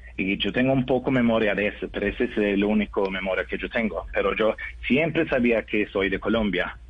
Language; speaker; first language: Spanish; non-native, learner; Norwegian